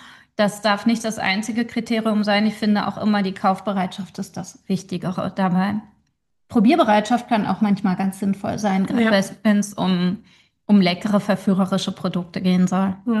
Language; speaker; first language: German; native; German